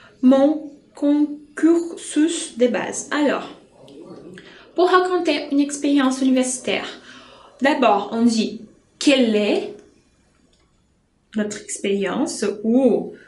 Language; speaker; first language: French; non-native, fluent; Portuguese